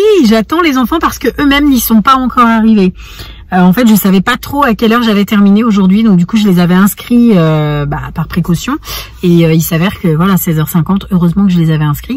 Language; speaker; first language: French; native; French